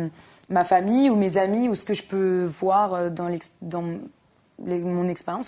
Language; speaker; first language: French; native; French